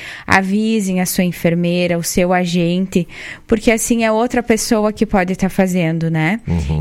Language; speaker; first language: Portuguese; native; Portuguese